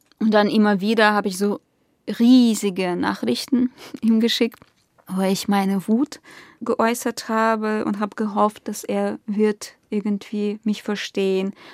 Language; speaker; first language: German; non-native, fluent; Russian